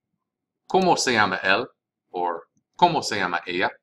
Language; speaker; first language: Spanish; non-native, fluent; English